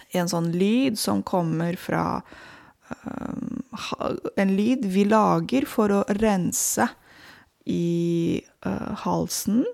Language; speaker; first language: Norwegian; non-native, fluent; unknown